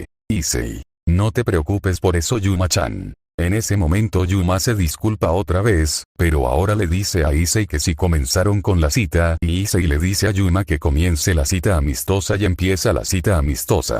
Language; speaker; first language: Spanish; native; Spanish